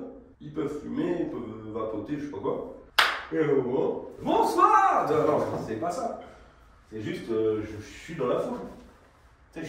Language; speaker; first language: French; native; French